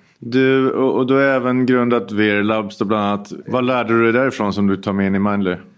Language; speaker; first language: Swedish; native; Swedish